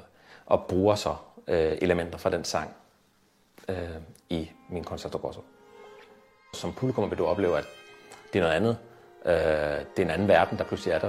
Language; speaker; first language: Danish; native; Danish